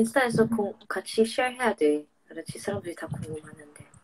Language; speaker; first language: Korean; non-native, fluent; English